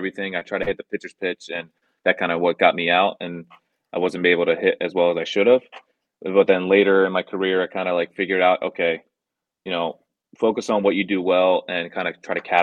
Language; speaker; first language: English; native; English